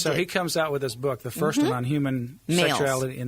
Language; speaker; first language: English; native; English